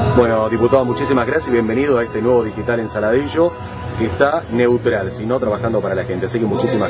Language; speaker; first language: Spanish; native; Spanish